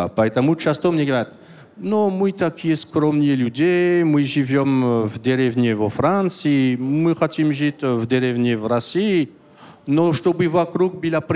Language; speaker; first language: Russian; non-native, learner; French